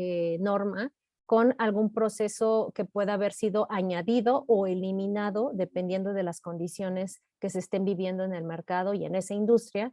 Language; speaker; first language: Spanish; native; Spanish